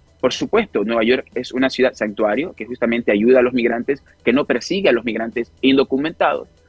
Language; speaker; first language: Spanish; native; Spanish